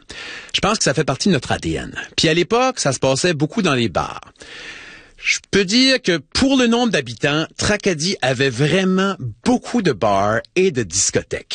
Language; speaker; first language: French; native; French